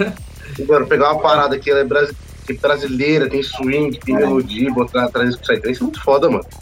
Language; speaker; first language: Portuguese; native; Portuguese